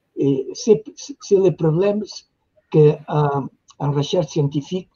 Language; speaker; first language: French; non-native, fluent; Spanish